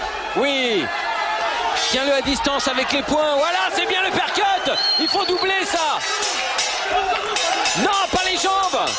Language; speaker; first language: French; native; French